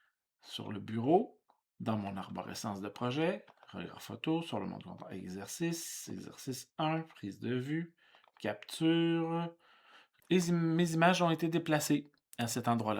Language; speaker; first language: French; native; French